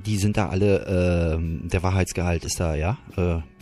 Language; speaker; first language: German; native; German